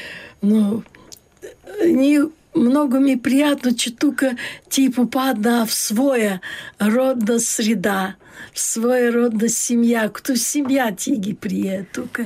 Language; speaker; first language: Bulgarian; early bilingual, heritage; Bulgarian